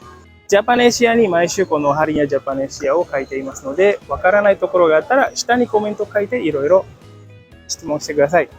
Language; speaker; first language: Japanese; non-native, fluent; Indonesian